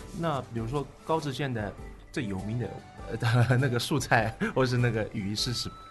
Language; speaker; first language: Chinese; non-native, learner; Japanese